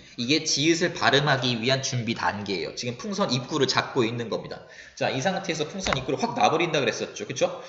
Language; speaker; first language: Korean; native; Korean